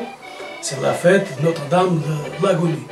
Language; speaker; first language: French; non-native, fluent; Portuguese